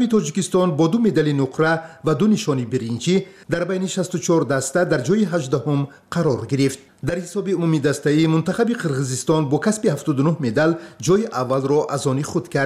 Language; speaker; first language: Persian; native; Persian